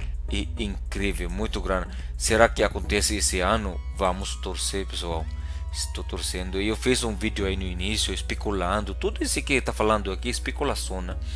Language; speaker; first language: Portuguese; non-native, fluent; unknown